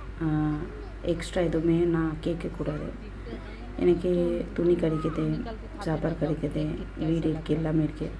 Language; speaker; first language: Tamil; non-native, local second language; Bangla